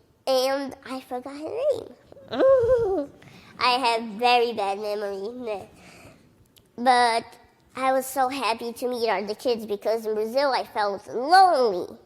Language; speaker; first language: English; early bilingual, other home language; Portuguese